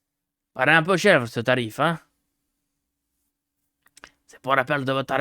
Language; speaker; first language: French; native; French